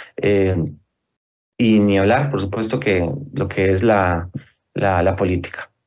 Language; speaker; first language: Spanish; native; Spanish